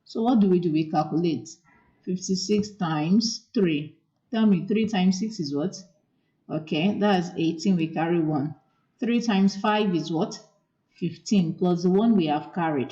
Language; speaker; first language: English; non-native, local second language; Yoruba